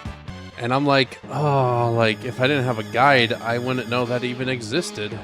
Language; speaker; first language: English; native; English